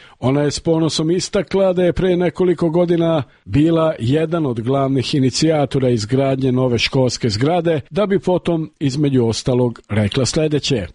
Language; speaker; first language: Serbian; early bilingual, heritage; Serbian